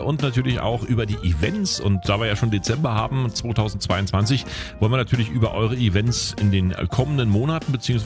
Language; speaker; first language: German; native; German